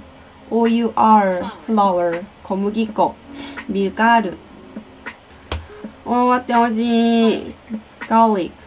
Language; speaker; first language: English; non-native, learner; Korean